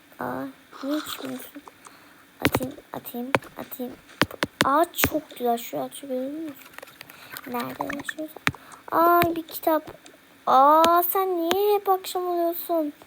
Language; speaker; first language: Turkish; early bilingual, heritage; Turkish